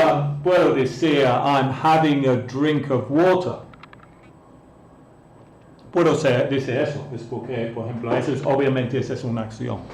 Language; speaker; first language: Spanish; non-native, fluent; English